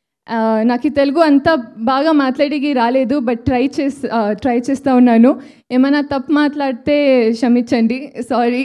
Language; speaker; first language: Telugu; non-native, learner; Kannada